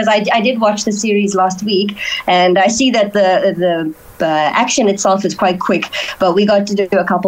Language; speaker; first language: English; native; English